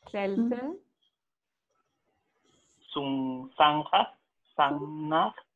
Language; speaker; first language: German; non-native, learner; Spanish